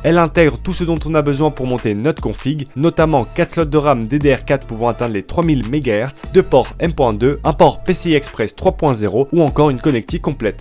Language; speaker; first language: French; native; French